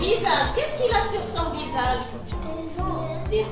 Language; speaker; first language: French; non-native, local second language; Arabic